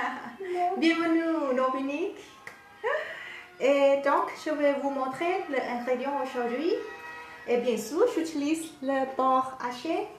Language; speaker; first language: French; non-native, learner; Thai